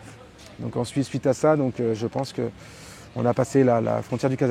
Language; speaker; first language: French; native; French